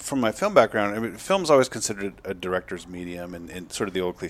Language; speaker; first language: English; native; English